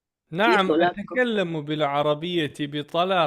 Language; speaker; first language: Arabic; non-native, learner; Russian